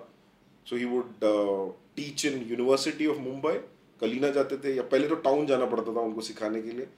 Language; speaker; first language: English; non-native, local second language; Kannada